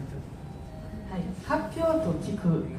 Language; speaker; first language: Japanese; non-native, fluent; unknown